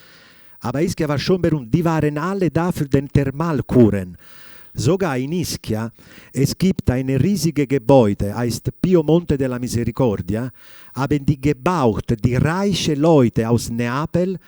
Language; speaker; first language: German; non-native, fluent; Italian